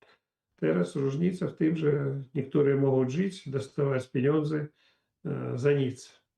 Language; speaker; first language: Polish; non-native, learner; Belarusian